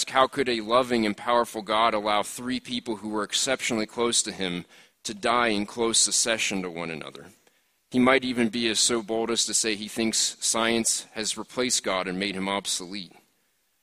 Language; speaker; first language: English; native; English